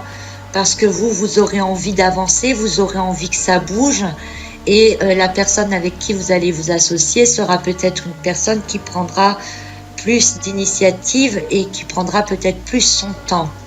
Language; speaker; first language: French; native; French